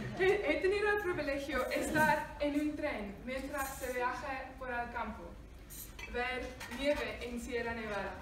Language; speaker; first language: Spanish; non-native, learner; Afrikaans